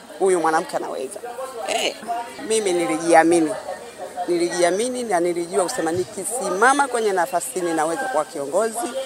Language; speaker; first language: Swahili; native; Swahili